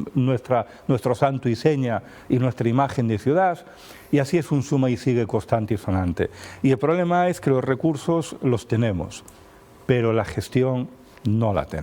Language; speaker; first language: Spanish; native; Spanish